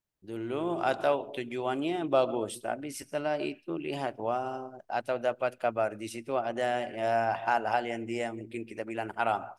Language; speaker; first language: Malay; non-native, fluent; Arabic